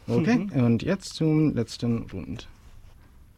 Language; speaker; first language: German; non-native, fluent; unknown